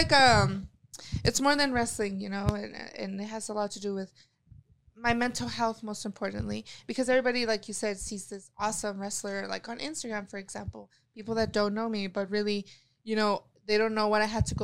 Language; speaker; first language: English; early bilingual, other home language; Spanish